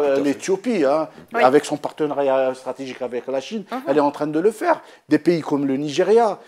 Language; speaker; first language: French; non-native, local second language; Arabic